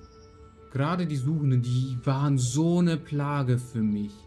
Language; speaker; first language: German; native; German